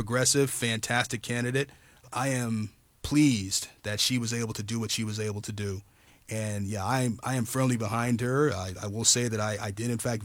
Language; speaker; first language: English; native; English